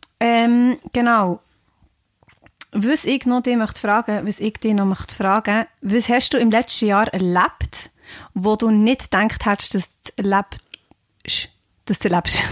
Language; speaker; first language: German; native; German